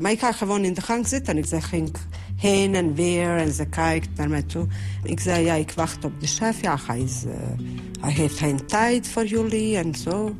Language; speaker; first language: Dutch; non-native, fluent; Bosnian